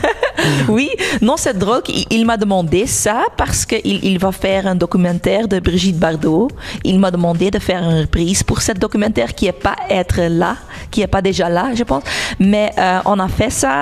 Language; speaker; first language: French; non-native, local second language; Dutch